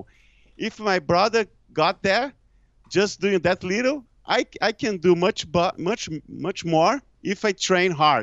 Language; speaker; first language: English; non-native, fluent; Portuguese